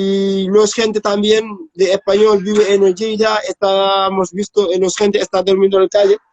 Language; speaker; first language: Spanish; non-native, learner; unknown